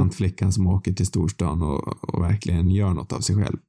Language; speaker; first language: Swedish; native; Swedish